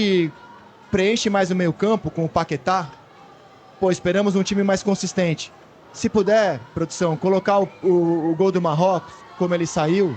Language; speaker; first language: Portuguese; native; Portuguese